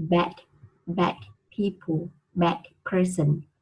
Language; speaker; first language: English; non-native, learner; Vietnamese